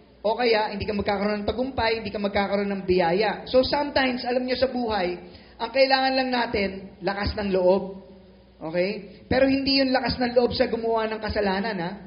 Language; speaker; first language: Filipino; native; Filipino